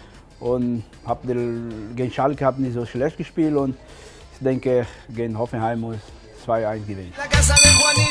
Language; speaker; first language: German; non-native, learner; Portuguese